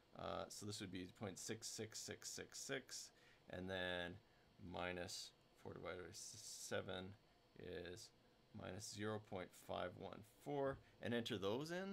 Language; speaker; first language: English; native; English